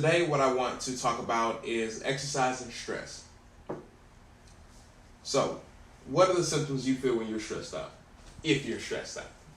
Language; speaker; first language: English; native; English